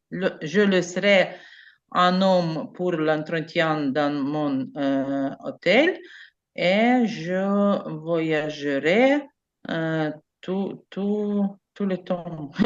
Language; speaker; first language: French; non-native, learner; Ukrainian